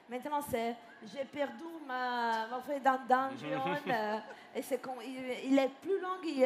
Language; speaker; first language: French; non-native, fluent; Italian